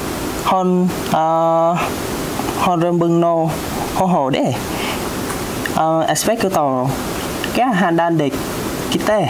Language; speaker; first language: Japanese; non-native, learner; Vietnamese